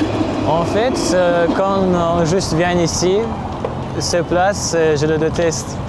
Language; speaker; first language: French; non-native, learner; Tajik